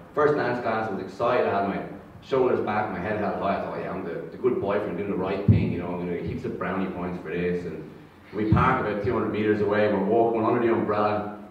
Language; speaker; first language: English; native; English